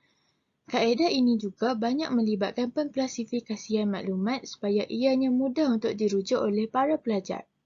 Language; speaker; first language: Malay; native; Malay